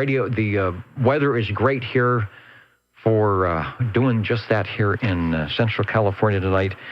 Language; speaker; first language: English; native; English